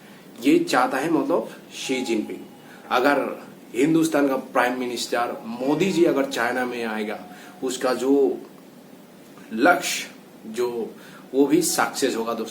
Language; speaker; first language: Hindi; non-native, local second language; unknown